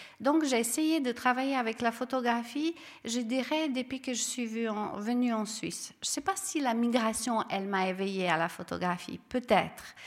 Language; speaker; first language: French; non-native, fluent; Serbian